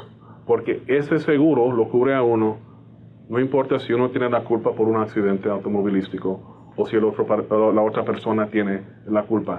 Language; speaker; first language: Spanish; native; Spanish